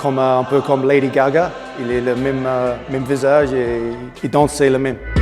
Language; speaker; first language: French; non-native, learner; English